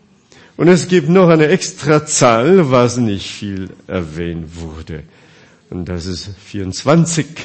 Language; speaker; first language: German; non-native, fluent; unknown